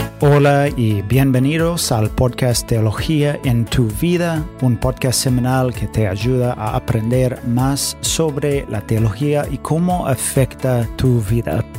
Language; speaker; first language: Spanish; non-native, fluent; English